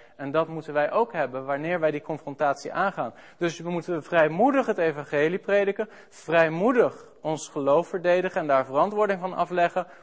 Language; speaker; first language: Dutch; native; Dutch